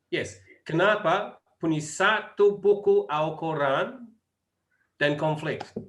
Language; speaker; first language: Indonesian; non-native, learner; English